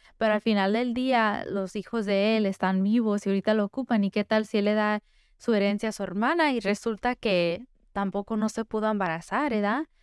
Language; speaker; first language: Spanish; early bilingual, heritage; Spanish